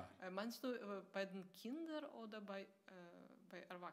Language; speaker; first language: German; non-native, fluent; Russian